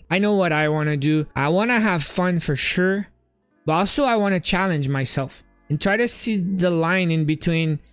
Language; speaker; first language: English; native; English